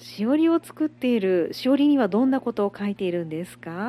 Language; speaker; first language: Japanese; native; Japanese